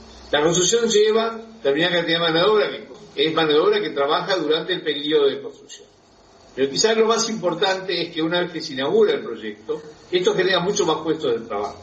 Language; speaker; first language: Spanish; native; Spanish